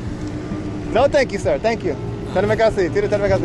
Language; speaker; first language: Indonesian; non-native, learner; English